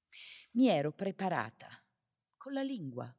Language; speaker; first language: Italian; non-native, fluent; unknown